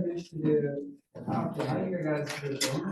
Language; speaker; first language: German; non-native, learner; Rundi